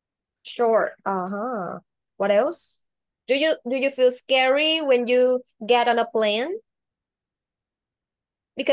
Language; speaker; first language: English; non-native, learner; Vietnamese